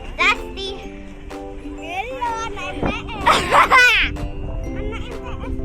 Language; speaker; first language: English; non-native, learner; Indonesian